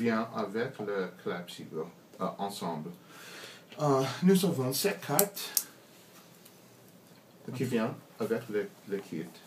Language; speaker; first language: French; non-native, learner; English